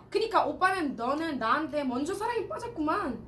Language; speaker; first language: Korean; non-native, fluent; Arabic